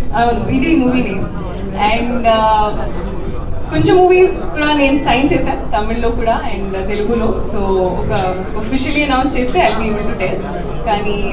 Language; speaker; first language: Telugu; non-native, learner; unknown